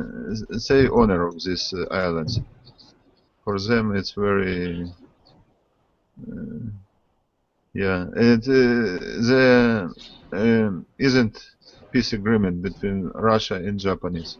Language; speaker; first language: English; non-native, learner; Russian